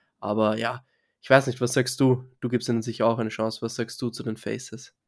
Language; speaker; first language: German; native; German